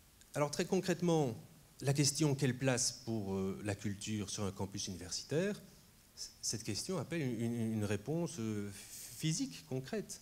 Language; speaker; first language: French; native; French